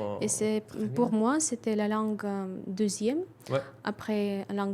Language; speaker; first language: French; non-native, fluent; Russian